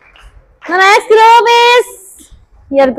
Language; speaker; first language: English; non-native, learner; Indonesian